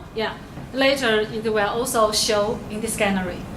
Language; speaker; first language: English; non-native, learner; Chinese